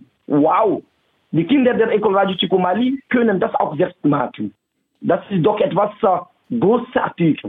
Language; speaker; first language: German; non-native, fluent; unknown